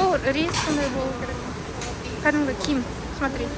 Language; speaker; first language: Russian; non-native, local second language; Kazakh